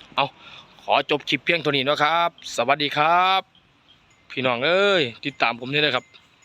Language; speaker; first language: Thai; native; Thai